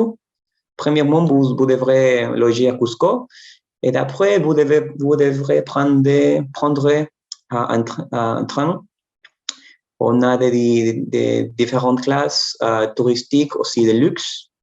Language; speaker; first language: French; non-native, fluent; Spanish